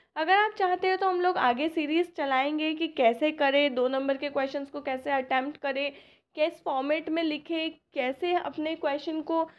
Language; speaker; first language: Hindi; native; Hindi